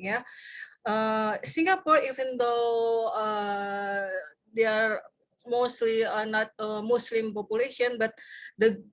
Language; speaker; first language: English; non-native, fluent; Indonesian